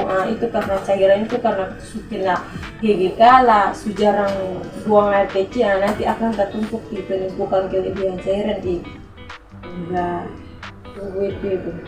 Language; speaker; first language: Indonesian; non-native, local second language; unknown